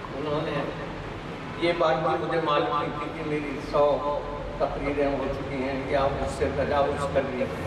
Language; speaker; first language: Urdu; native; Urdu